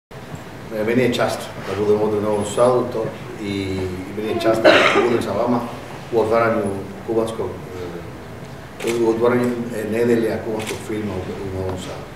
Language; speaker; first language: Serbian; non-native, fluent; Spanish